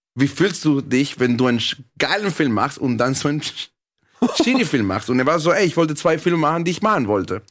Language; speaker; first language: German; non-native, fluent; Spanish